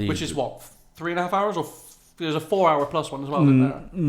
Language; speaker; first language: English; native; English